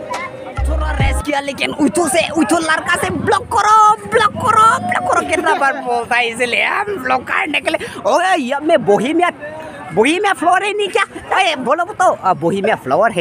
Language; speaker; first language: Hindi; non-native, local second language; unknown